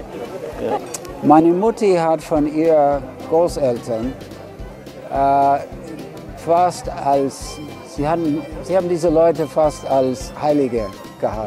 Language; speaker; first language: German; non-native, learner; English